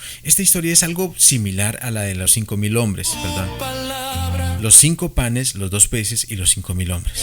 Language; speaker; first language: Spanish; native; Spanish